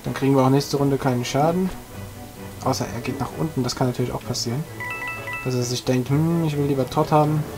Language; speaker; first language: German; native; German